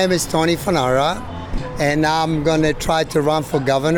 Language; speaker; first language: English; non-native, fluent; Italian